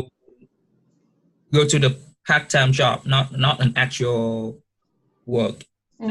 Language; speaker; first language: English; non-native, learner; Vietnamese